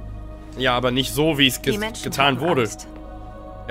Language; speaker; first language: German; native; German